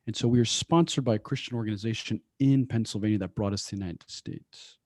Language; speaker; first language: English; early bilingual, other home language; Persian